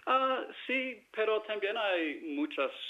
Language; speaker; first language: Spanish; non-native, fluent; English